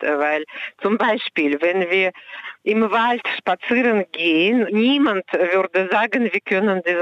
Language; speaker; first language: German; non-native, fluent; Russian